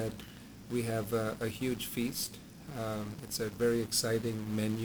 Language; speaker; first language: English; non-native, local second language; Punjabi